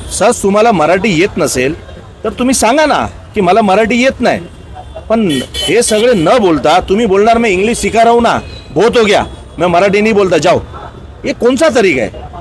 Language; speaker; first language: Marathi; non-native, local second language; Gujarati